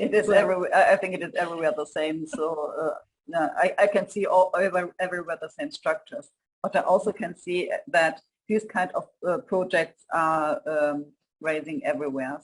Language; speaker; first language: English; non-native, fluent; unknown